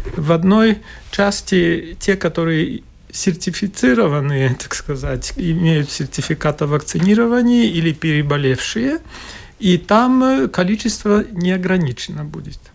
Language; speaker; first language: Russian; non-native, local second language; Latvian